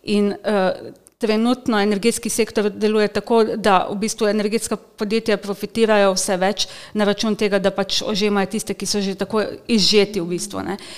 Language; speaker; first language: Slovenian; native; Slovenian